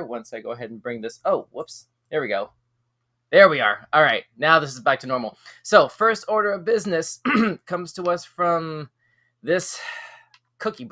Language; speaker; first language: English; native; English